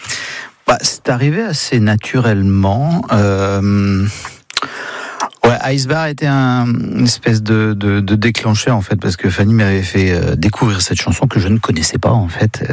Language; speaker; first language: French; native; French